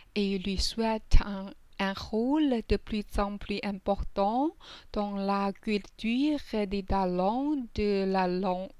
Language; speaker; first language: French; non-native, learner; Chinese